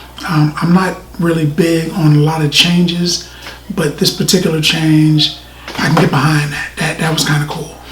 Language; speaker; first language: English; native; English